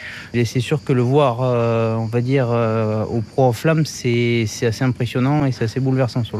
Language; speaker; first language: French; native; French